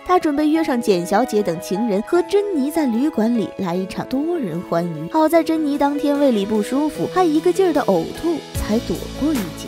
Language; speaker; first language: Chinese; native; Chinese